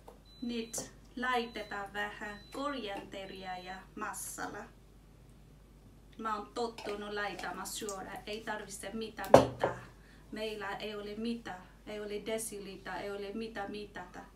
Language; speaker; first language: Finnish; non-native, learner; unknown